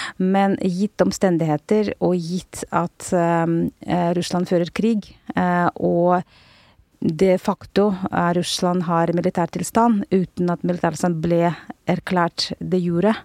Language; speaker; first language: Norwegian; non-native, fluent; Russian